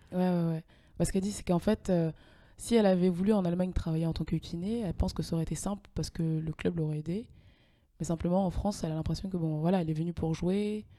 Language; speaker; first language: French; native; French